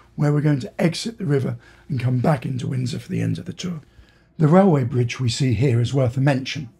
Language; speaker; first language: English; native; English